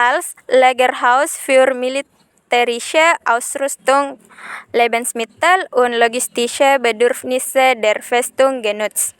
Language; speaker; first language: German; non-native, learner; Indonesian